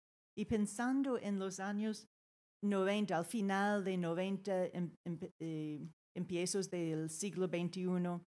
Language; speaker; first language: Spanish; non-native, fluent; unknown